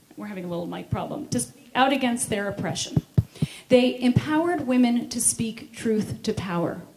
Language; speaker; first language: English; native; English